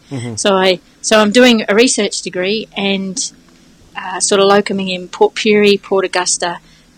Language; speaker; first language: English; native; English